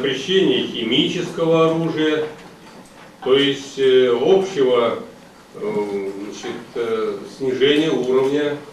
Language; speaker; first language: Russian; native; Russian